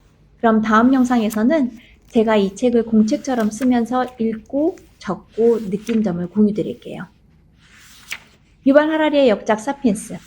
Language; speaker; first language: Korean; native; Korean